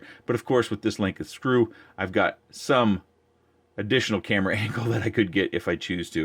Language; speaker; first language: English; native; English